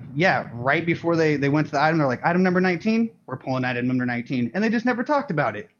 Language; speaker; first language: English; native; English